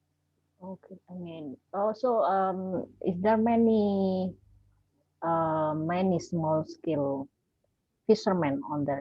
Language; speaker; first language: English; non-native, learner; Indonesian